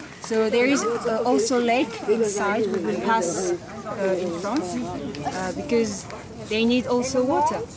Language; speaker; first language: English; non-native, learner; French